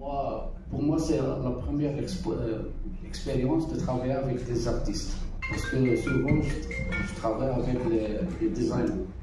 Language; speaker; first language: French; non-native, local second language; Arabic